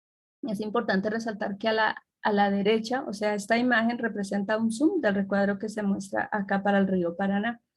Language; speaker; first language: Spanish; native; Spanish